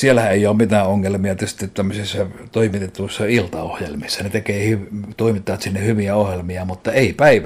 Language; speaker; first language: Finnish; native; Finnish